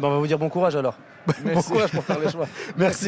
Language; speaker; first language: French; native; French